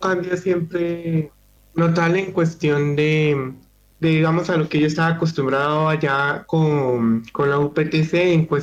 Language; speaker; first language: Spanish; native; Spanish